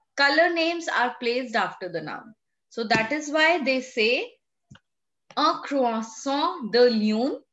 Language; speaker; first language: English; non-native, local second language; Hindi